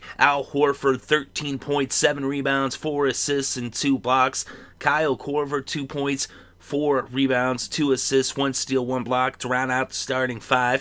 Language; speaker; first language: English; native; English